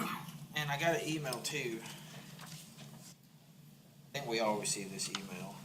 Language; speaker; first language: English; native; English